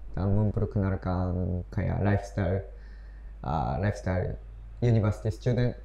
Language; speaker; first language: Indonesian; non-native, learner; Japanese